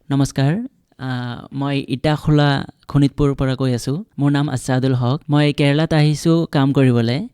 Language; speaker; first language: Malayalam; non-native, fluent; Assamese